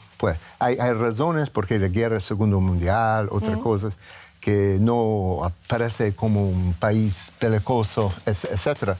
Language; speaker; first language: Spanish; non-native, learner; English